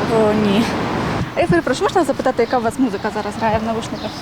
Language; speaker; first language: Ukrainian; native; Ukrainian